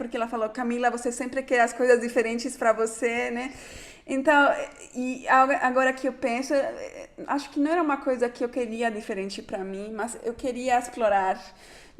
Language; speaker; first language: Portuguese; non-native, fluent; Spanish